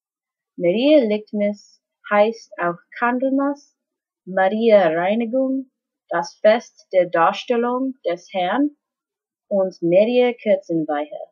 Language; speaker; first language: German; non-native, learner; English